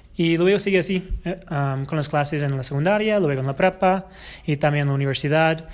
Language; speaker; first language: Spanish; non-native, fluent; English